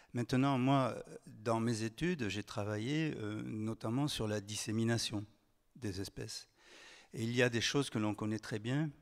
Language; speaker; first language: French; native; French